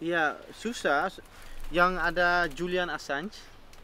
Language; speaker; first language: Indonesian; non-native, fluent; Dutch